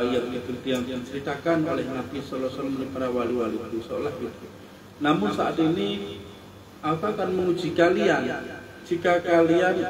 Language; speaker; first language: Indonesian; native; Indonesian